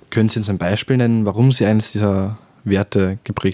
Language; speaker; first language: German; native; German